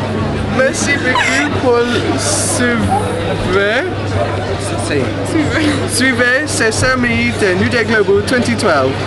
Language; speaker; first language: French; non-native, learner; English